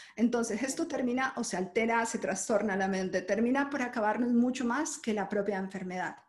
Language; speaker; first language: Spanish; native; Spanish